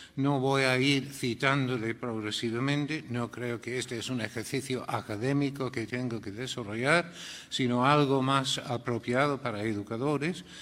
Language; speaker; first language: Spanish; non-native, fluent; English